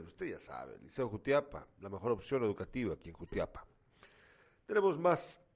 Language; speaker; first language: Spanish; native; Spanish